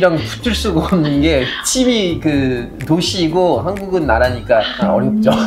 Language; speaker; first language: Korean; non-native, fluent; French